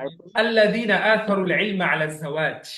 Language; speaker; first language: Arabic; non-native, fluent; Bangla